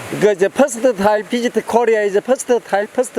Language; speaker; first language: English; non-native, learner; Korean